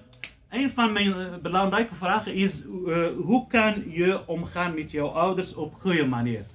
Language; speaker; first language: Dutch; non-native, fluent; Arabic